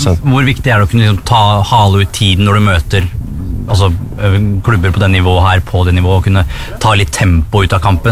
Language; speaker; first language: Norwegian; native; Norwegian